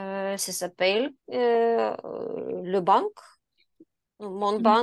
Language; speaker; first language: French; non-native, learner; Ukrainian